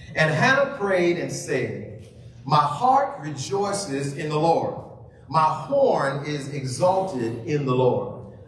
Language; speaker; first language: English; native; English